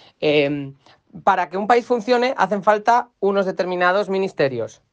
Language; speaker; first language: Spanish; native; Spanish